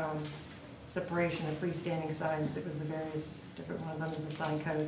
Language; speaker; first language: English; native; English